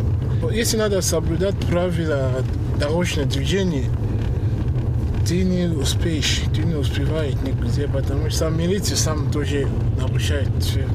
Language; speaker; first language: Russian; non-native, learner; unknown